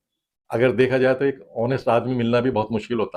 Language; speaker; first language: Hindi; native; Hindi